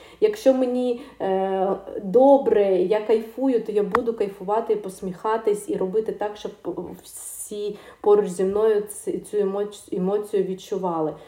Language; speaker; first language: Ukrainian; non-native, local second language; Russian